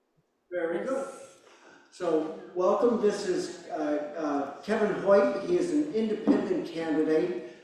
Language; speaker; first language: English; native; English